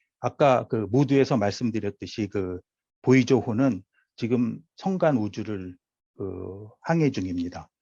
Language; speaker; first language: Korean; native; Korean